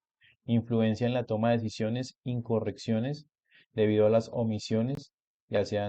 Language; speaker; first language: Spanish; native; Spanish